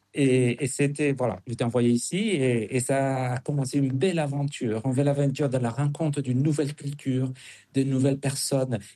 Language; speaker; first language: French; non-native, fluent; Spanish